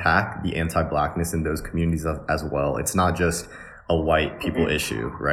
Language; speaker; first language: English; native; English